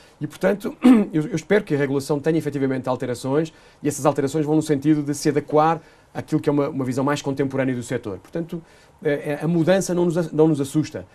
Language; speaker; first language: Portuguese; native; Portuguese